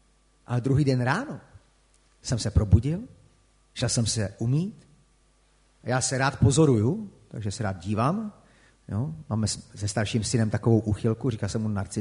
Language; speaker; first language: Czech; native; Czech